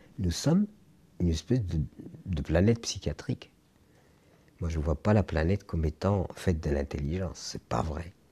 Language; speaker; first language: French; non-native, local second language; Arabic